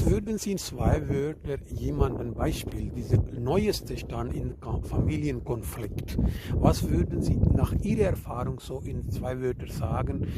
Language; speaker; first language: German; non-native, learner; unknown